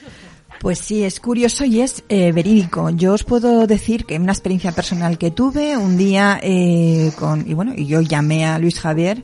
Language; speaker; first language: Spanish; native; Spanish